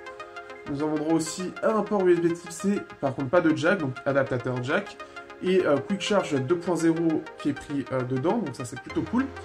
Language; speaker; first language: French; native; French